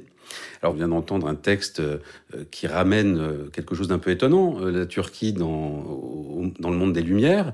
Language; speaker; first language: French; native; French